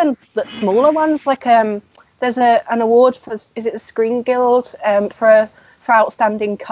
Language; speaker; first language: English; native; English